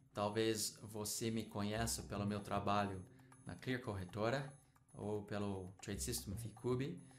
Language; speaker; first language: Portuguese; non-native, fluent; English